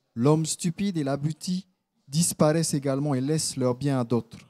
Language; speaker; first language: French; native; French